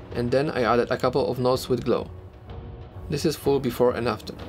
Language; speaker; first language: English; non-native, fluent; Polish